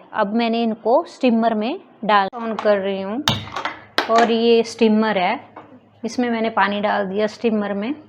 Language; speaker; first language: Hindi; non-native, local second language; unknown